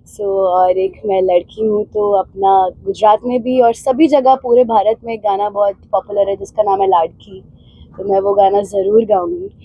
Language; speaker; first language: Hindi; non-native, local second language; Punjabi